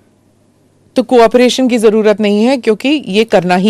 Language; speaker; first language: Hindi; native; Hindi